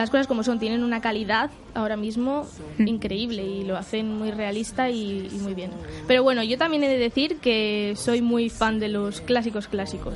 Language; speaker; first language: Spanish; native; Spanish